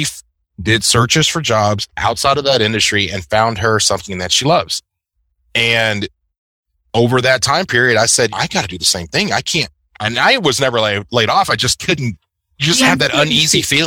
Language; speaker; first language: English; native; English